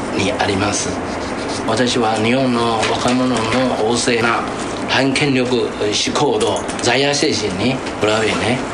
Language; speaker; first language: Japanese; non-native, fluent; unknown